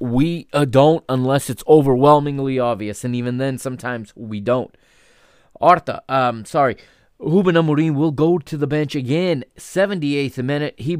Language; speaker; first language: English; native; English